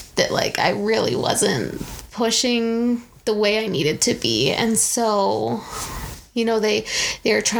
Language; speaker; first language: English; native; English